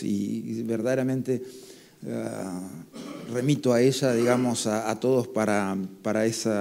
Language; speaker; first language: Spanish; native; Spanish